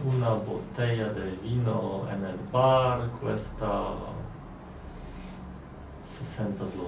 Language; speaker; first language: Spanish; non-native, learner; Polish